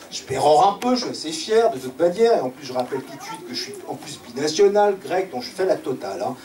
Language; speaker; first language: French; native; French